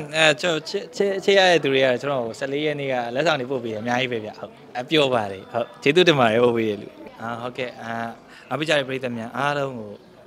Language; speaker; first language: Burmese; native; Burmese